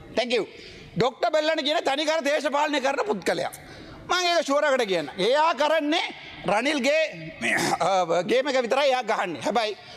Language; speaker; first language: Sinhala; non-native, local second language; Tamil